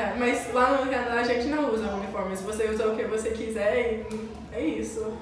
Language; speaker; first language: Portuguese; non-native, learner; English